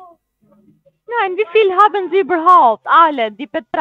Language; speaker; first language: German; non-native, learner; Italian